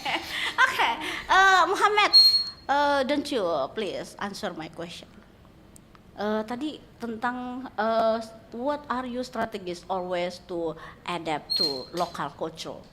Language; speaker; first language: English; non-native, learner; Indonesian